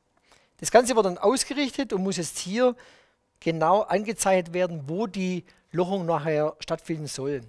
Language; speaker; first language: German; native; German